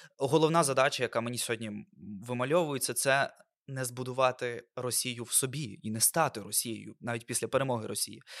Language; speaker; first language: Ukrainian; non-native, local second language; Russian